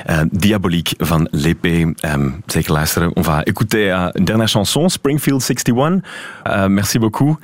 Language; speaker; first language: French; non-native, fluent; Dutch